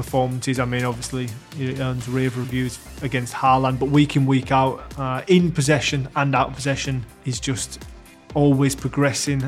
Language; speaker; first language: English; native; English